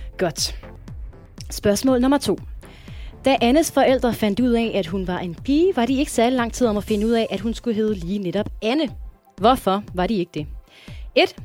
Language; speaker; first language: Danish; native; Danish